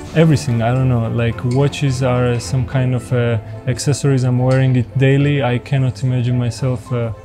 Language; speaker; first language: English; non-native, fluent; Georgian